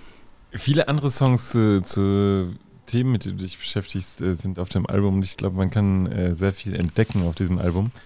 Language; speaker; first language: German; native; German